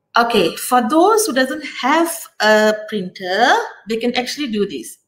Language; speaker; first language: English; non-native, local second language; Tamil